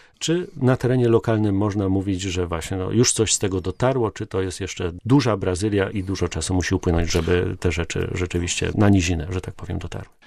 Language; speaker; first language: Polish; native; Polish